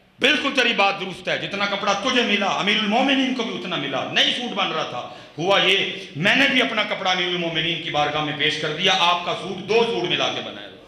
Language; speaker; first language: Urdu; non-native, local second language; Punjabi